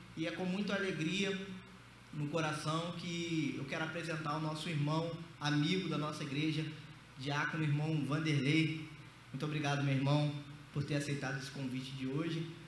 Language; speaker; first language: Portuguese; native; Portuguese